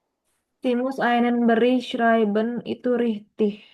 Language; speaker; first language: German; non-native, learner; Indonesian